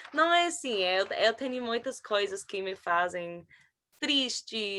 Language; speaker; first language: Portuguese; non-native, learner; English